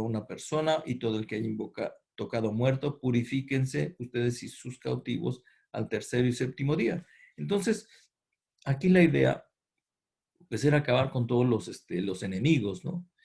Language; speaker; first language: Spanish; native; Spanish